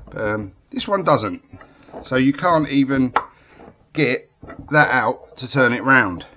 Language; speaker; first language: English; native; English